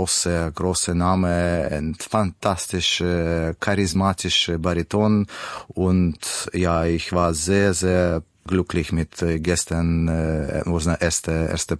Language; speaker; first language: German; non-native, learner; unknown